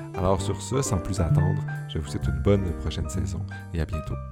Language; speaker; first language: French; native; French